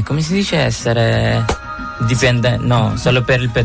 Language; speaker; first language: Italian; non-native, fluent; Arabic